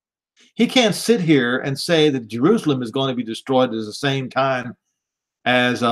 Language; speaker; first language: English; native; English